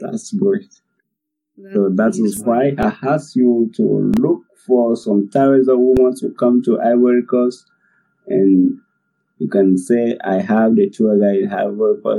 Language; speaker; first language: English; non-native, learner; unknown